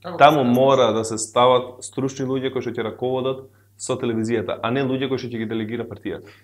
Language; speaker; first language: Macedonian; non-native, local second language; Albanian